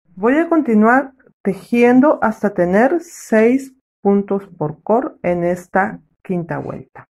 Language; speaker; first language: Spanish; native; Spanish